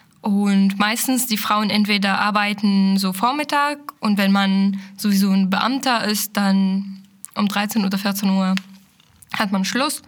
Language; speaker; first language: German; non-native, fluent; Arabic